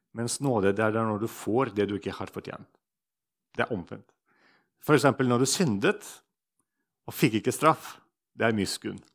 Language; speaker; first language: Norwegian; non-native, fluent; Russian